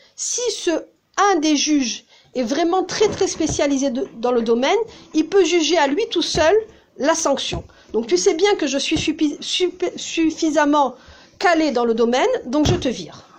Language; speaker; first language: French; early bilingual, heritage; Hebrew